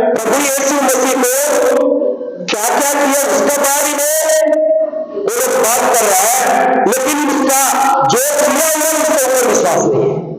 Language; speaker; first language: Hindi; non-native, local second language; Telugu